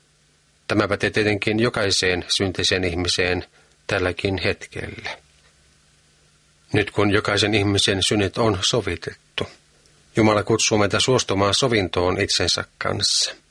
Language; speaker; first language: Finnish; native; Finnish